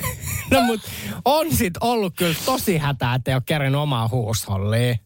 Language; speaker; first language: Finnish; native; Finnish